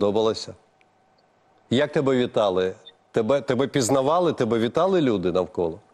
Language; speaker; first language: Ukrainian; native; Ukrainian